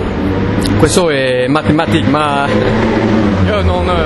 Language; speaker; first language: Italian; non-native, fluent; French